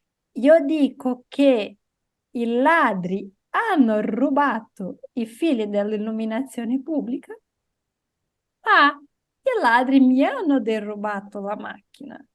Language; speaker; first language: Italian; non-native, fluent; Portuguese